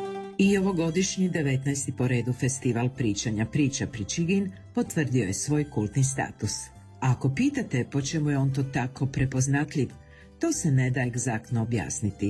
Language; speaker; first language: Serbian; native; Serbian